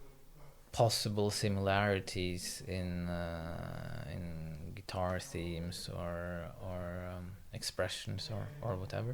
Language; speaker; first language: English; non-native, fluent; Norwegian